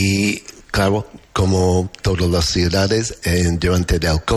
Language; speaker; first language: Spanish; non-native, learner; English